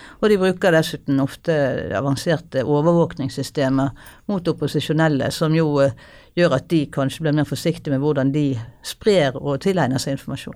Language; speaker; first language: Norwegian; native; Norwegian